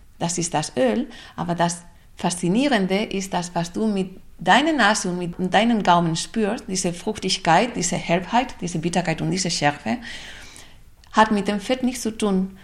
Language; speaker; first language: German; non-native, fluent; Spanish